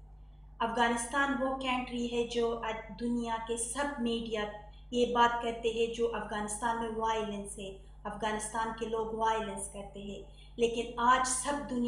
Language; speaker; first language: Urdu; non-native, learner; Persian